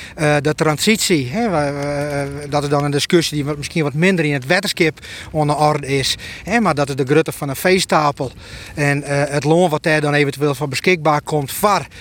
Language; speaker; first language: Dutch; native; Dutch